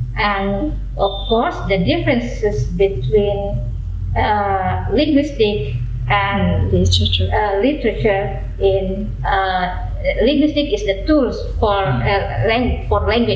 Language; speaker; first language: English; non-native, fluent; Indonesian